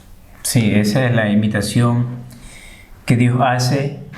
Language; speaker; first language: Spanish; native; Spanish